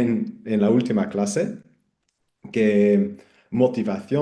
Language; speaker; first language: Spanish; non-native, fluent; English